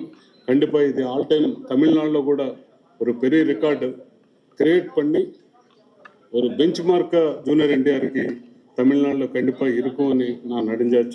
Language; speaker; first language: Tamil; non-native, learner; Telugu